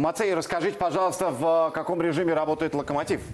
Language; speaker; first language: Russian; native; Russian